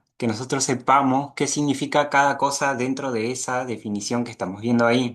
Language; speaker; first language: Spanish; native; Spanish